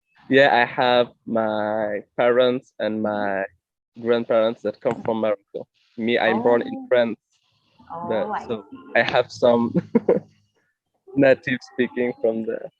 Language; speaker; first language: English; non-native, fluent; French